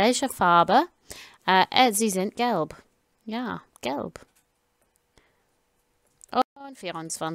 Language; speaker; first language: German; non-native, fluent; English